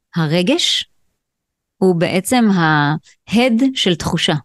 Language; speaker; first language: Hebrew; native; Hebrew